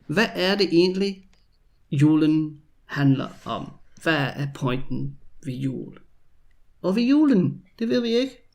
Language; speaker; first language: Danish; non-native, fluent; English